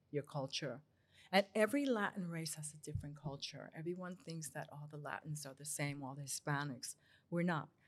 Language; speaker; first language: English; early bilingual, other home language; Spanish